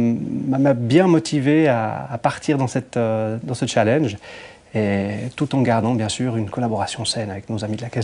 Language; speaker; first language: French; native; French